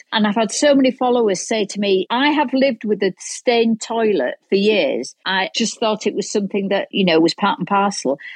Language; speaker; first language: English; native; English